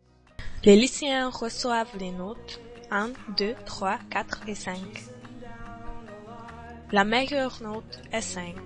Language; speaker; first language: French; non-native, learner; Hungarian